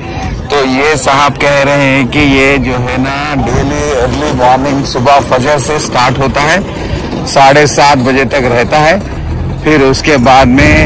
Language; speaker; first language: Hindi; native; Hindi